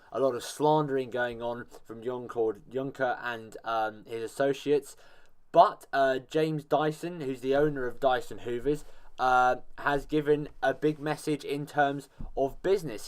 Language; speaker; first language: English; native; English